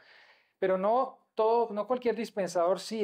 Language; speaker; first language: Spanish; native; Spanish